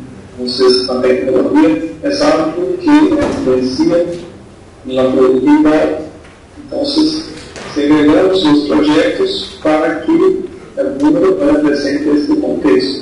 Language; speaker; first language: Spanish; non-native, fluent; Portuguese